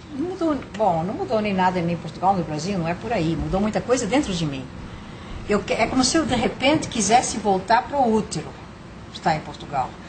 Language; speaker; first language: Portuguese; native; Portuguese